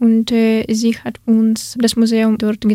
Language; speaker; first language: German; non-native, learner; Ukrainian